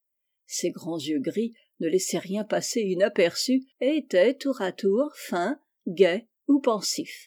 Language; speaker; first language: French; native; French